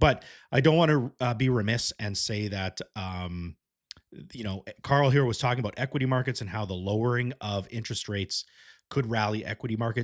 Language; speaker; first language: English; native; English